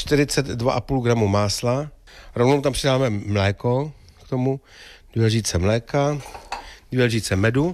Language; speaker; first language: Czech; native; Czech